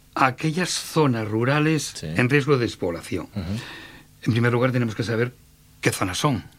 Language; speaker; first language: Spanish; native; Spanish